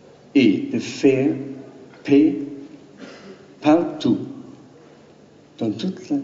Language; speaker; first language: French; non-native, learner; German